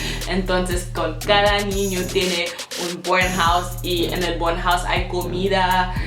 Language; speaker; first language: Spanish; non-native, fluent; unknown